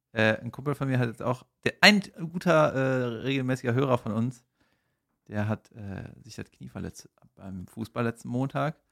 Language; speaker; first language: German; native; German